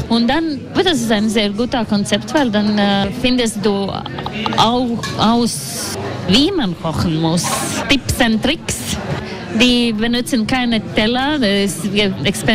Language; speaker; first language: German; non-native, learner; Latvian